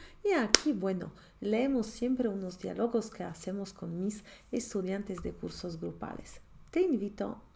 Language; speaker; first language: Spanish; non-native, fluent; Polish